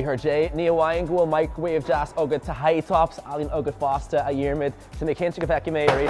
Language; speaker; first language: Irish; non-native, local second language; English